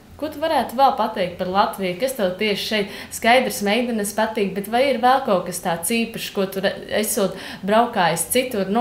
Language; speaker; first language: Latvian; native; Latvian